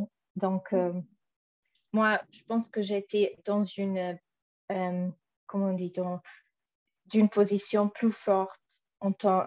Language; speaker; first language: French; non-native, fluent; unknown